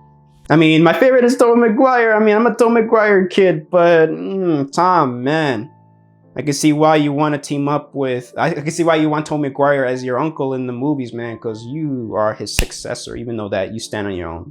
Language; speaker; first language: English; native; English